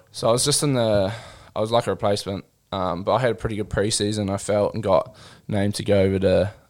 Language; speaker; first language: English; native; English